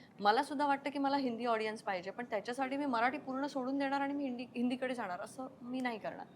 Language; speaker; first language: Marathi; native; Marathi